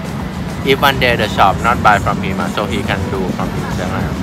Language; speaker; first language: English; non-native, learner; Chinese